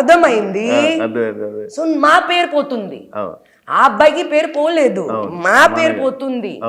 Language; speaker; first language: Telugu; non-native, local second language; Hindi